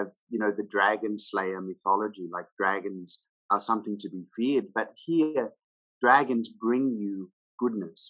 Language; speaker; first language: English; native; English